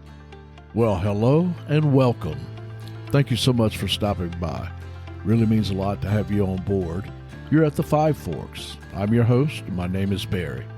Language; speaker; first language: English; native; English